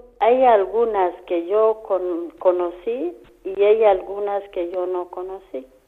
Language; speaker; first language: Spanish; non-native, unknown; Kamba